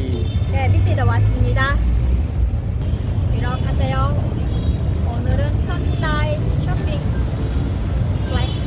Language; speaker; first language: Korean; non-native, learner; Vietnamese